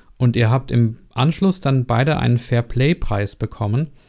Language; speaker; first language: German; native; German